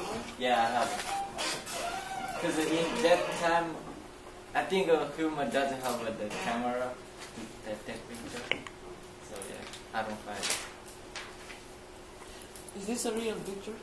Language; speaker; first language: English; non-native, learner; Chinese